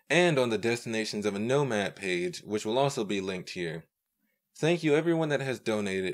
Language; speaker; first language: English; native; English